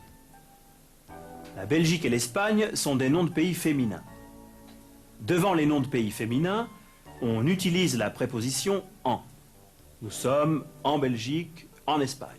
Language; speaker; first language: French; native; French